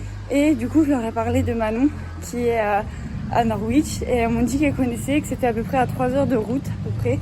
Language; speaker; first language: French; native; French